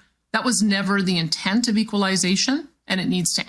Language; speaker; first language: English; native; English